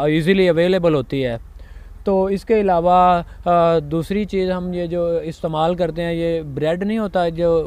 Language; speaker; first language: Urdu; non-native, local second language; Punjabi